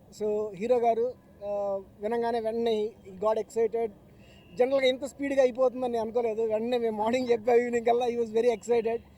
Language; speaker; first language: Telugu; native; Telugu